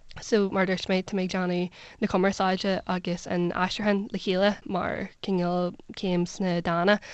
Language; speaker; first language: Irish; non-native, local second language; English